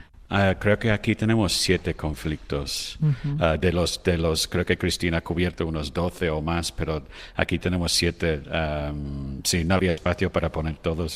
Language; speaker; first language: Spanish; non-native, fluent; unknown